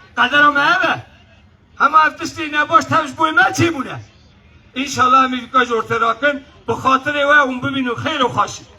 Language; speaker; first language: Turkish; non-native, local second language; Kurdish